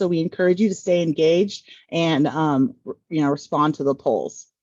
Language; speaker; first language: English; native; English